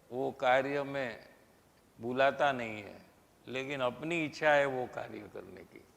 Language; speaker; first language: Hindi; non-native, local second language; Gujarati